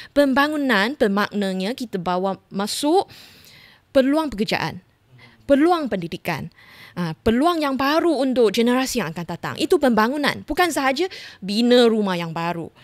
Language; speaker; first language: Malay; non-native, local second language; Chinese